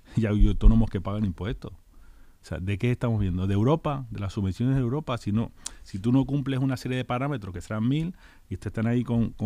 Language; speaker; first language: Spanish; native; Spanish